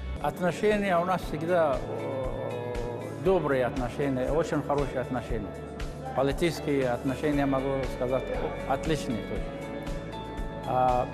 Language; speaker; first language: Russian; non-native, learner; Arabic